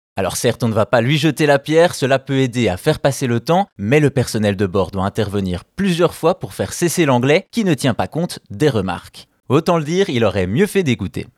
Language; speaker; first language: French; native; French